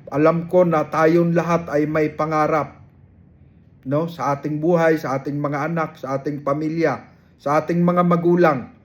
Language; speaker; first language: Filipino; non-native, local second language; Cebuano